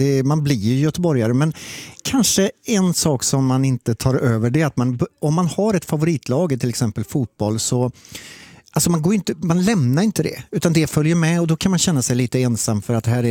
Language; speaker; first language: Swedish; native; Swedish